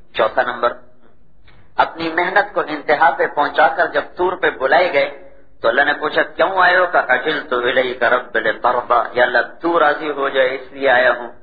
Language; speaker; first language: Urdu; non-native, local second language; Punjabi